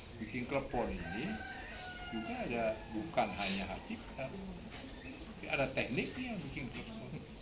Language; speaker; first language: Indonesian; non-native, local second language; Balinese